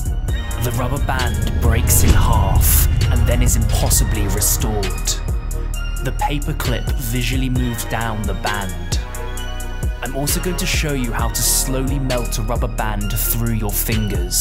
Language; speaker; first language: English; native; English